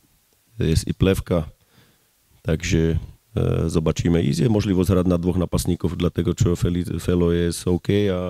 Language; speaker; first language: Polish; non-native, learner; Slovak